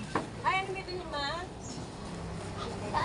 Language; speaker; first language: Filipino; non-native, local second language; Cebuano